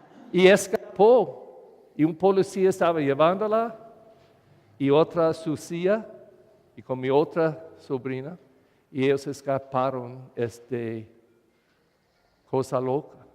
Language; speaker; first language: Spanish; non-native, learner; English